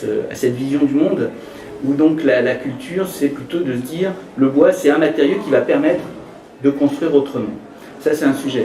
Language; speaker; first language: French; native; French